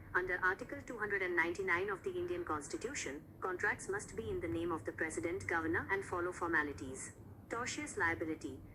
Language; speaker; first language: English; non-native, local second language; Marathi